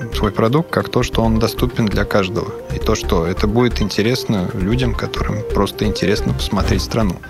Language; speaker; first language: Russian; non-native, fluent; Serbian